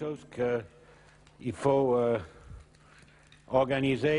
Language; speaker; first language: French; non-native, fluent; English